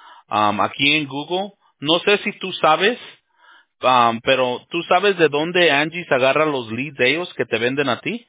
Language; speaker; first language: Spanish; early bilingual, heritage; Spanish